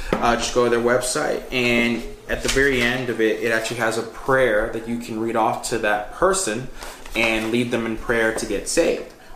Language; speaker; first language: English; early bilingual, other home language; Spanish